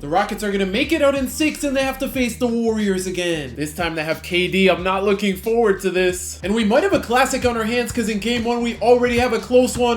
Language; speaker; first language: English; native; English